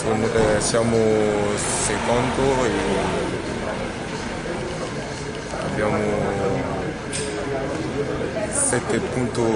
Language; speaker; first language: Italian; non-native, learner; French